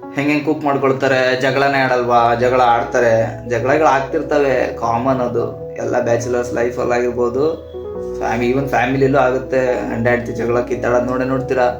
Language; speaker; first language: Kannada; native; Kannada